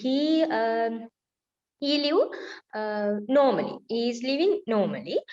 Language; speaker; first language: English; non-native, learner; Sinhala